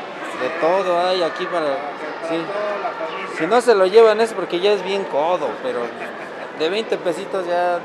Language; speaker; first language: Spanish; native; Spanish